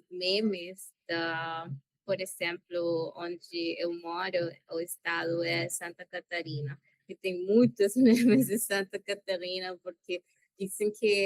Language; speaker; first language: Portuguese; non-native, learner; Spanish